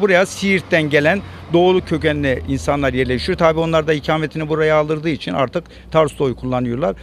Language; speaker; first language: Turkish; native; Turkish